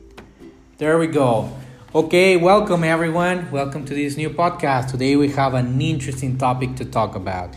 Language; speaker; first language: English; non-native, fluent; Spanish